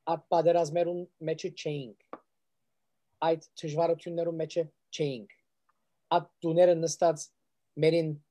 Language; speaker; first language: Armenian; early bilingual, heritage; Armenian